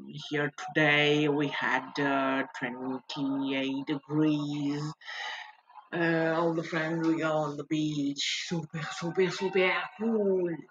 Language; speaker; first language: English; non-native, learner; Italian